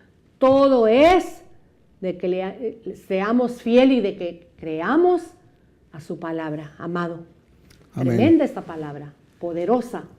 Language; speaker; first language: Spanish; native; Spanish